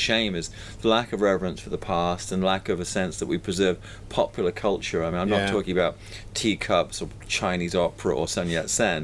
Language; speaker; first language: English; native; English